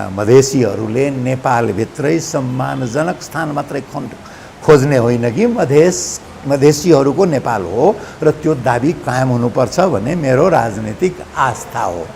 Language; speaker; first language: Nepali; non-native, local second language; Maithili